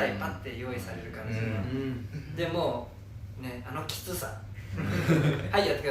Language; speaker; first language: Japanese; native; Japanese